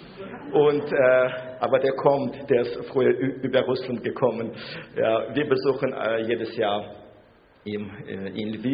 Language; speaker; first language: German; non-native, fluent; Russian